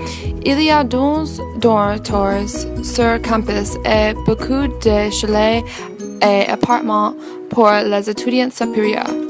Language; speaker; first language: French; non-native, learner; English